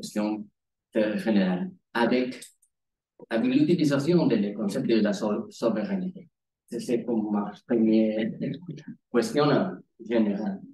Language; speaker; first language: French; non-native, learner; Spanish